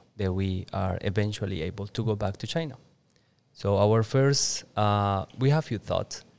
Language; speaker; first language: English; non-native, fluent; Spanish